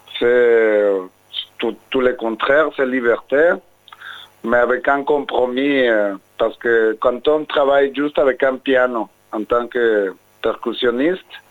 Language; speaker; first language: French; non-native, fluent; Spanish